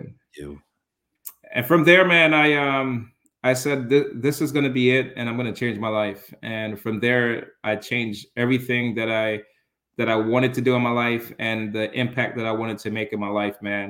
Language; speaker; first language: English; early bilingual, other home language; Jamaican Creole English